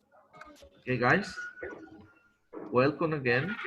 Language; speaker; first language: English; non-native, fluent; Spanish